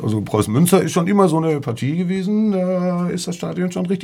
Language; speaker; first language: German; native; German